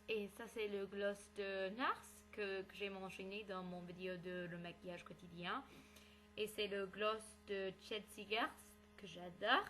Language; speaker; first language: French; non-native, learner; English